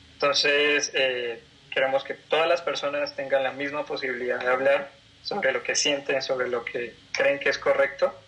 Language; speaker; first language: Spanish; native; Spanish